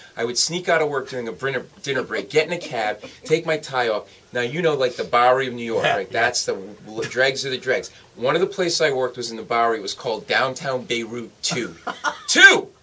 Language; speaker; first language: English; native; English